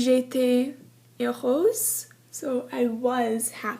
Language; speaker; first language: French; non-native, learner; English